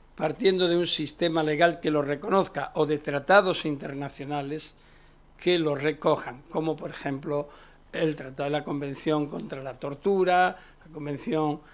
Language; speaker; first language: Spanish; native; Spanish